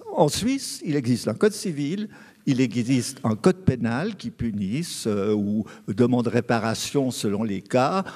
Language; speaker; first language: French; native; French